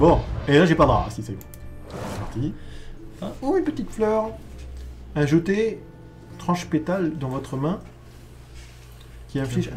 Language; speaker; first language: French; native; French